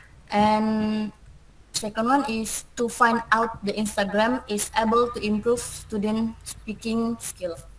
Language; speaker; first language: English; non-native, learner; Indonesian